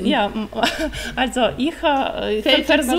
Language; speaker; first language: German; non-native, learner; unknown